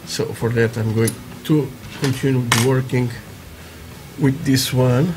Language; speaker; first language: English; non-native, learner; Portuguese